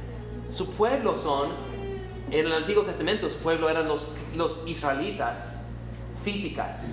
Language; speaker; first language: Spanish; non-native, fluent; English